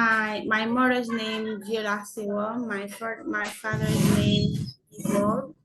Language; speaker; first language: English; non-native, learner; Haitian Creole